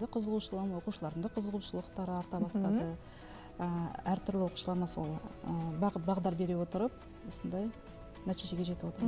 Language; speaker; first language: Kazakh; native; Kazakh